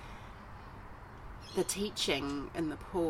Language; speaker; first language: English; native; English